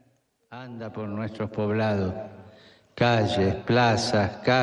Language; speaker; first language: Spanish; native; Spanish